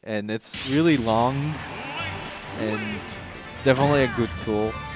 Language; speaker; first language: English; non-native, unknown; Japanese